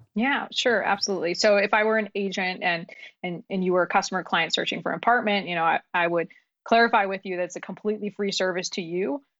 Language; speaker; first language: English; early bilingual, other home language; Urdu